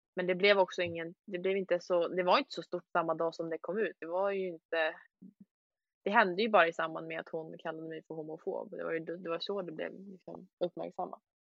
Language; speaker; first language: Swedish; native; Swedish